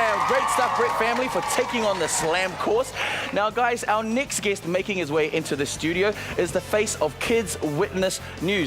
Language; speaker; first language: English; native; English